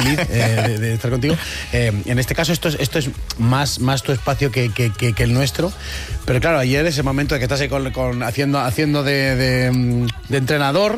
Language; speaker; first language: Spanish; native; Spanish